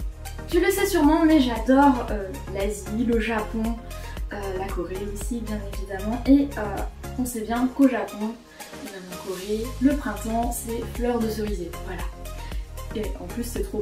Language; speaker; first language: French; native; French